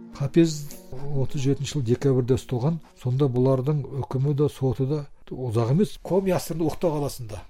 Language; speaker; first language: Kazakh; native; Kazakh